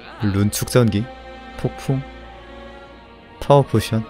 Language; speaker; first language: Korean; native; Korean